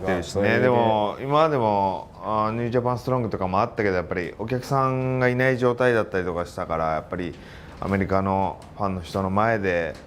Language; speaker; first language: Japanese; native; Japanese